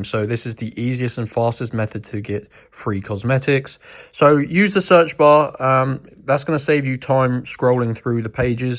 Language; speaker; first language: English; native; English